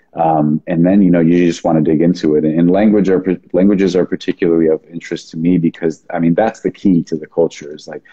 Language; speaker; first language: English; native; English